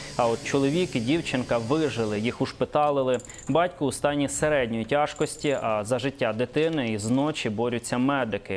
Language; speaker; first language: Ukrainian; native; Ukrainian